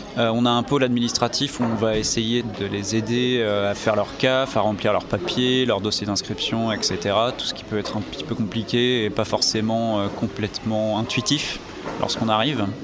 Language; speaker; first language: French; native; French